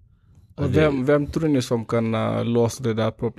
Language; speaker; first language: Swedish; non-native, fluent; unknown